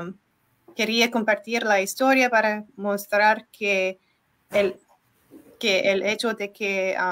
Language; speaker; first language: Spanish; non-native, learner; English